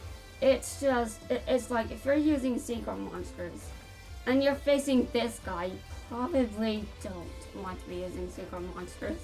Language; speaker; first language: English; native; English